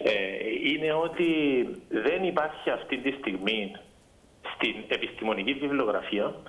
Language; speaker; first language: Greek; native; Greek